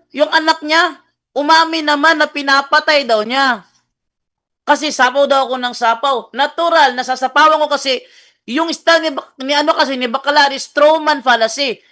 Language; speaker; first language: Filipino; non-native, local second language; Cebuano